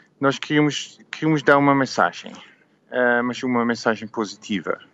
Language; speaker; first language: Portuguese; non-native, learner; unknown